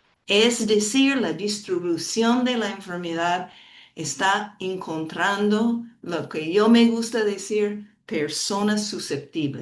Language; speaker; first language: Spanish; non-native, fluent; English